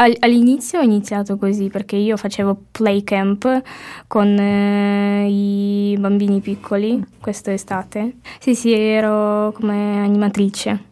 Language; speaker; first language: Italian; non-native, fluent; Ukrainian